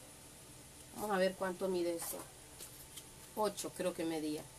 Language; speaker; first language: Spanish; native; Spanish